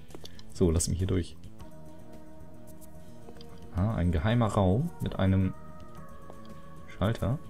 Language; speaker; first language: German; native; German